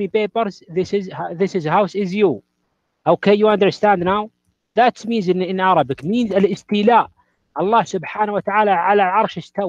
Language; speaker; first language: English; non-native, learner; Arabic